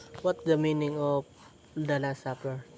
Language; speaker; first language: English; non-native, learner; Filipino